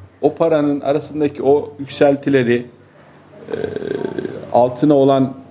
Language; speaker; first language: Turkish; native; Turkish